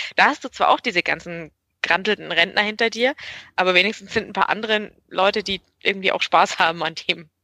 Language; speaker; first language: German; native; German